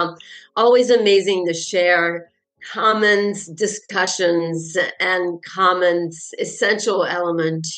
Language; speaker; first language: English; non-native, fluent; French